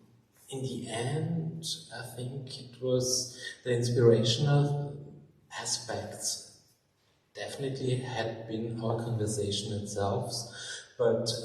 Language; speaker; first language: English; non-native, fluent; German